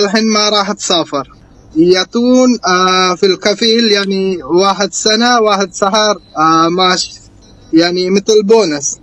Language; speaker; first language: Arabic; non-native, learner; Tamil